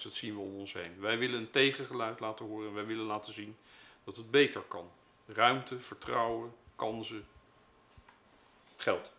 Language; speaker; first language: Dutch; native; Dutch